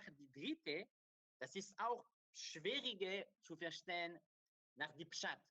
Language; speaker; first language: German; non-native, learner; Hebrew